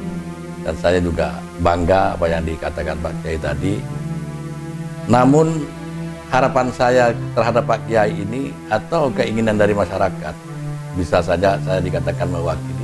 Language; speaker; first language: Indonesian; non-native, local second language; Madurese